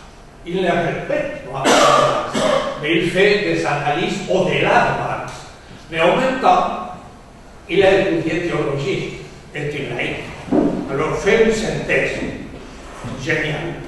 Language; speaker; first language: French; non-native, fluent; Spanish